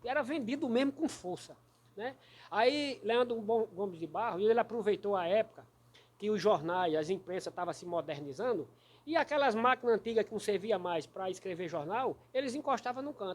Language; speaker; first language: Portuguese; native; Portuguese